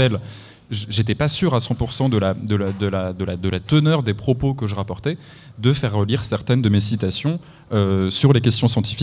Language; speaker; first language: French; native; French